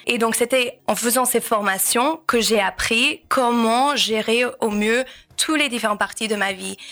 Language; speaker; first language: French; non-native, fluent; English